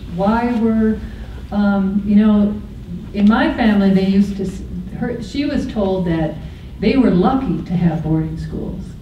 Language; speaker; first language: English; native; English